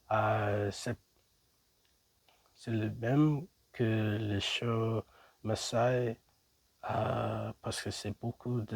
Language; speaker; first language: French; non-native, learner; English